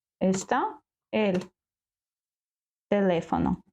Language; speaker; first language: Spanish; non-native, learner; Ukrainian